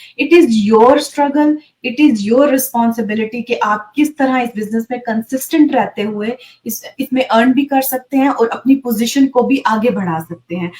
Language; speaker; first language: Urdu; native; Urdu